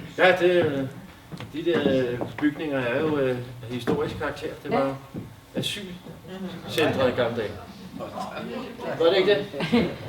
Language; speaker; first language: Danish; native; Danish